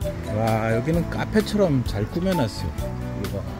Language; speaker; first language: Korean; native; Korean